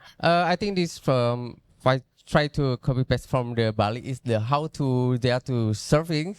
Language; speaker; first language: English; non-native, learner; Indonesian